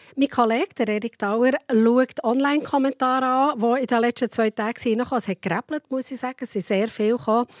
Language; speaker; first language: German; native; German